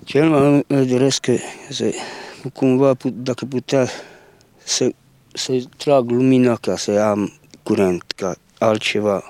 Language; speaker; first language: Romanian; non-native, local second language; Hungarian